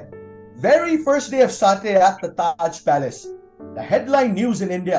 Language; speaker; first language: English; non-native, local second language; Hindi